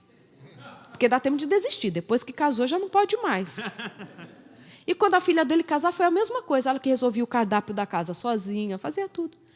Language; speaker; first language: Portuguese; native; Portuguese